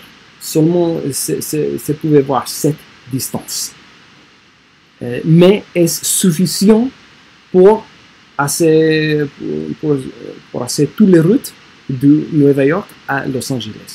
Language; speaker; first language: French; non-native, learner; English